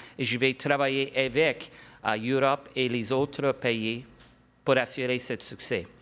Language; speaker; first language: French; non-native, local second language; English